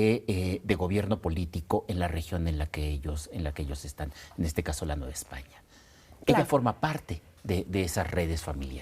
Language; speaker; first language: Spanish; native; Spanish